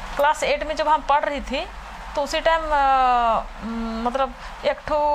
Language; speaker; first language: Hindi; non-native, local second language; Santali